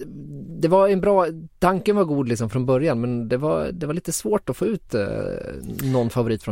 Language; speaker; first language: Swedish; native; Swedish